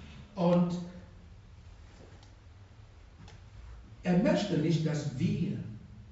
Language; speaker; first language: German; non-native, fluent; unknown